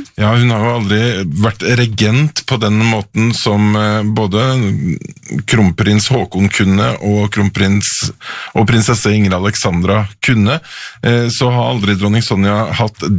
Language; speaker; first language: Norwegian; native; Norwegian